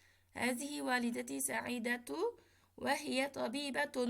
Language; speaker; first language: Arabic; non-native, fluent; Uyghur